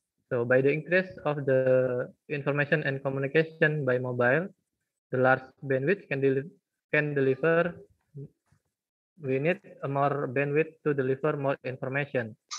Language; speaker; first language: English; non-native, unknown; Indonesian